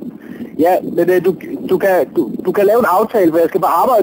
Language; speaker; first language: Danish; native; Danish